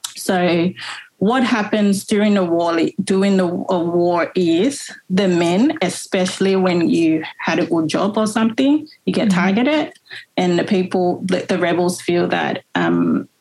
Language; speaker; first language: English; native; English